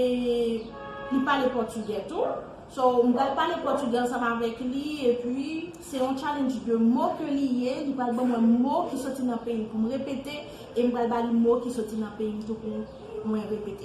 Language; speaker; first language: French; non-native, learner; Haitian Creole